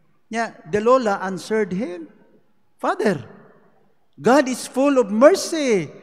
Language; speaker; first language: English; non-native, local second language; Cebuano